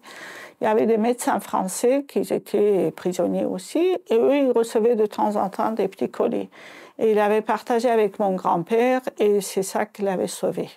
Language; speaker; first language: French; non-native, fluent; Azerbaijani